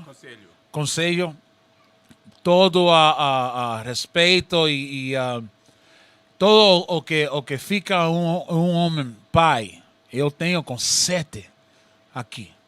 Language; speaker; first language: Portuguese; non-native, learner; Spanish